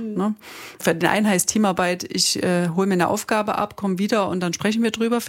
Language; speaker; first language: German; native; German